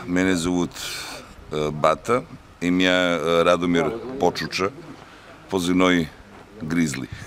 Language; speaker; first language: Russian; non-native, learner; Serbian